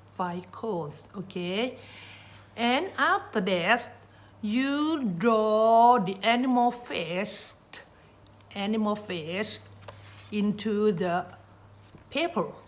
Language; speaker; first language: English; non-native, learner; Thai